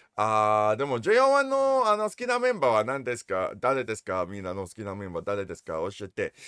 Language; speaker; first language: Japanese; non-native, learner; English